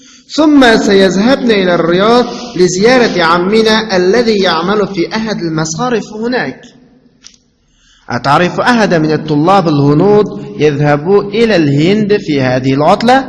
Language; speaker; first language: Arabic; non-native, fluent; Uyghur